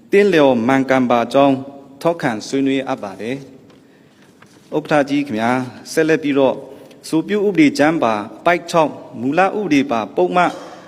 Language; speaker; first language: Burmese; non-native, local second language; Pa'o Karen